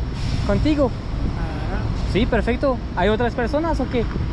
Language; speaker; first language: Spanish; non-native, learner; French